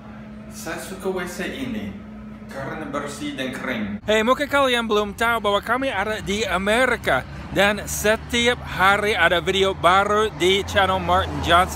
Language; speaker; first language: Indonesian; non-native, fluent; English